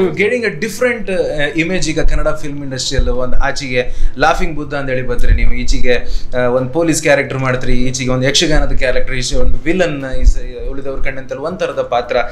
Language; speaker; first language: Kannada; native; Kannada